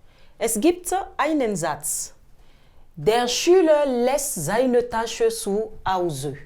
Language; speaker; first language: German; non-native, fluent; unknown